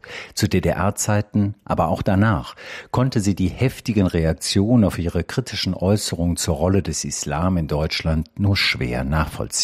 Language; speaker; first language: German; native; German